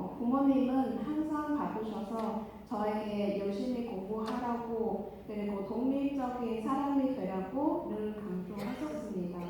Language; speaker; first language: Korean; non-native, fluent; Vietnamese